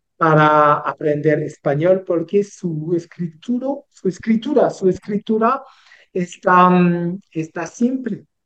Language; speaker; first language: Spanish; non-native, learner; French